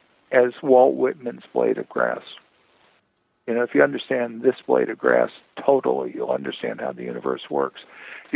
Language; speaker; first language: English; native; English